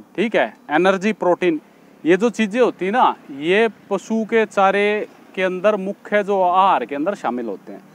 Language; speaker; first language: Hindi; native; Hindi